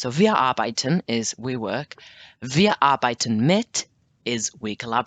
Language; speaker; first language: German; non-native, learner; English